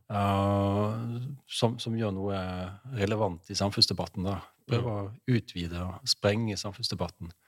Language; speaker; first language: Norwegian; native; Norwegian